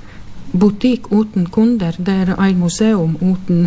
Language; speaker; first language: Norwegian; non-native, fluent; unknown